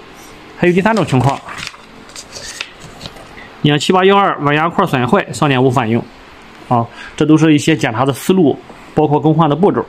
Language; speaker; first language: Chinese; native; Chinese